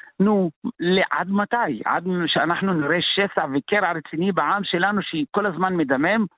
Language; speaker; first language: Hebrew; non-native, local second language; Arabic